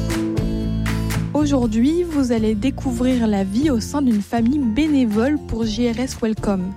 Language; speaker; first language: French; native; French